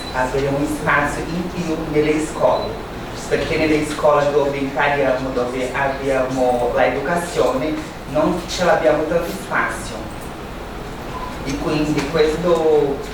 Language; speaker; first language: Italian; non-native, learner; Portuguese